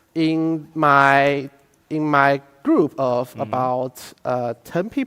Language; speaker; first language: English; non-native, fluent; Chinese